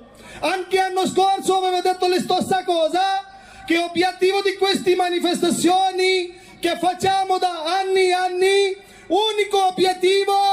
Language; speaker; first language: Italian; non-native, fluent; Urdu